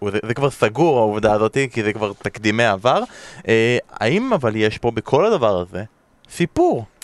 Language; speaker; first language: Hebrew; native; Hebrew